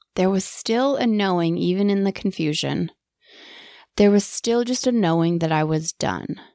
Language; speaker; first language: English; native; English